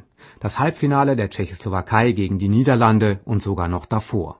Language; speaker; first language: German; native; German